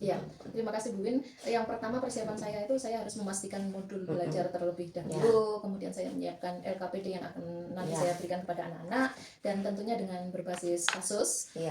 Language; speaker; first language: Indonesian; native; Indonesian